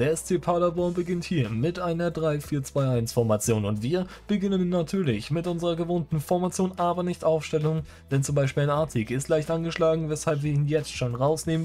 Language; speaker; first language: German; native; German